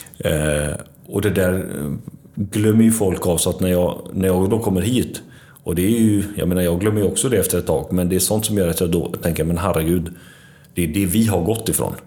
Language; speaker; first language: Swedish; early bilingual, other home language; Albanian